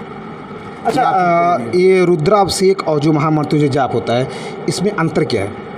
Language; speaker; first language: Hindi; native; Hindi